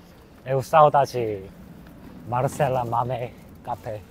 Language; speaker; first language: Portuguese; non-native, learner; Korean